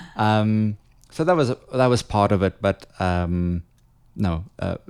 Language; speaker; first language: English; non-native, local second language; Afrikaans